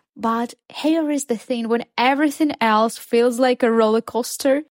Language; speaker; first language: English; non-native, fluent; Ukrainian